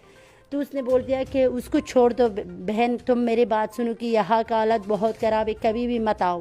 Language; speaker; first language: Hindi; non-native, fluent; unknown